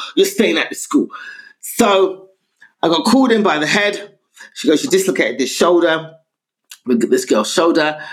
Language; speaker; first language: English; native; English